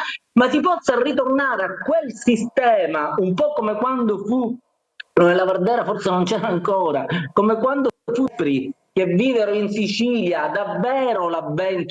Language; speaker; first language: Italian; native; Italian